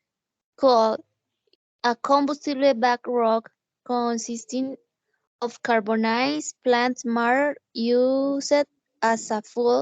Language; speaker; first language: English; non-native, learner; Spanish